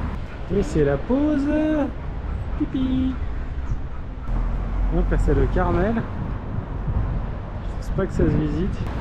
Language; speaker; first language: French; native; French